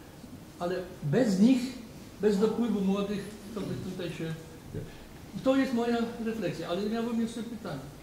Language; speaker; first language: Polish; native; Polish